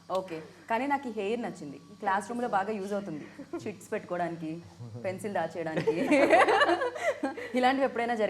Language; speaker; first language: Telugu; native; Telugu